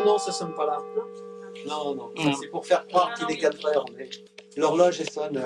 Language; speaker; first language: French; native; French